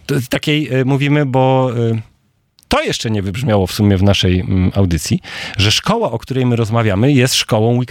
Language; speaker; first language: Polish; native; Polish